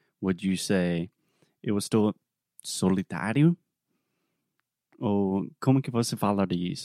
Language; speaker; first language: Portuguese; non-native, fluent; English